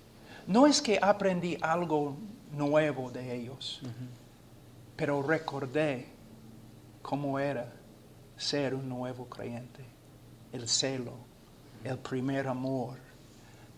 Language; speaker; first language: Spanish; non-native, fluent; English